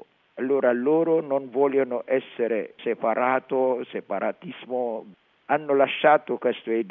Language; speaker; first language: Italian; non-native, learner; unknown